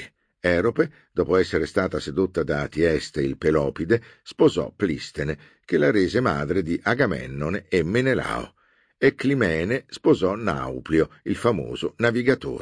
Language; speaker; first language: Italian; native; Italian